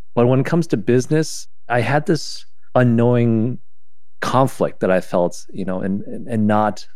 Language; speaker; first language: English; non-native, fluent; Chinese